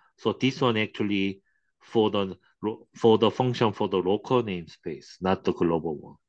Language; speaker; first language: English; non-native, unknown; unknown